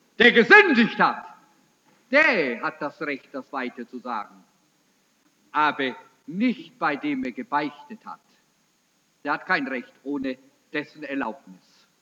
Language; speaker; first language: German; early bilingual, heritage; German